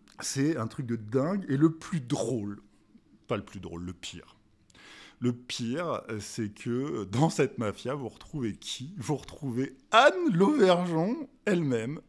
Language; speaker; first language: French; native; French